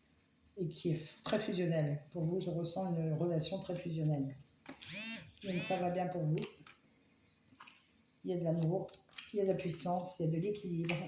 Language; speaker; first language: French; native; French